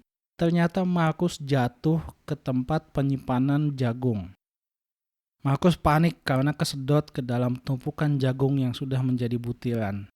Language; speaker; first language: Indonesian; native; Indonesian